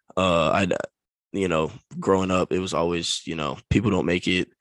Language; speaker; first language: English; native; English